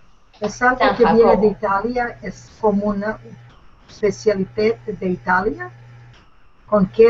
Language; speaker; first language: Spanish; non-native, learner; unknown